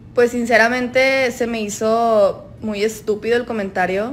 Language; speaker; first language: Spanish; native; Spanish